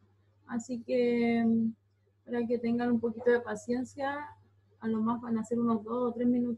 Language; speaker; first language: Spanish; native; Spanish